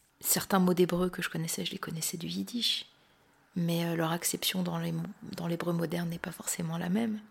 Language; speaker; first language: French; native; French